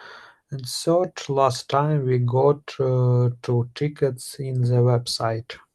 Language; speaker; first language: English; non-native, learner; Russian